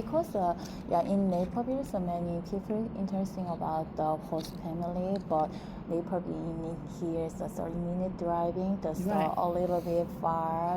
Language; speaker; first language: English; non-native, learner; Korean